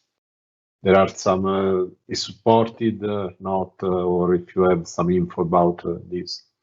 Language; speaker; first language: English; non-native, learner; Italian